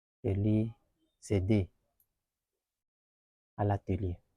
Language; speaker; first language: French; non-native, learner; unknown